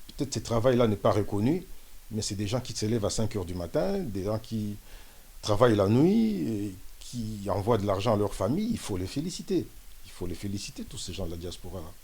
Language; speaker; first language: French; non-native, local second language; Lingala